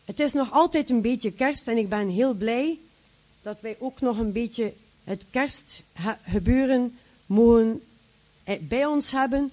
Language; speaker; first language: Dutch; native; Dutch